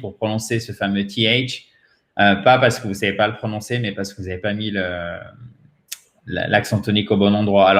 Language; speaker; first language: French; native; French